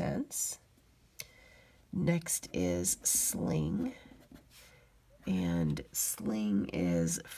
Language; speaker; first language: English; native; English